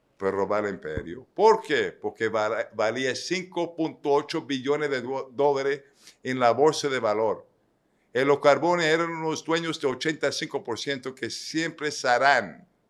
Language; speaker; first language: Spanish; non-native, fluent; Italian